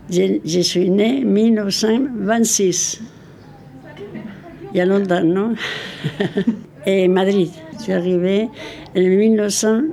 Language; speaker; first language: French; non-native, learner; Spanish